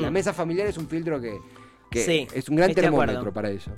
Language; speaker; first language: Spanish; native; Spanish